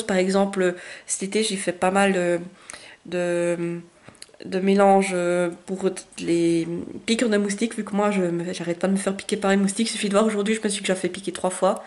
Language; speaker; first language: French; native; French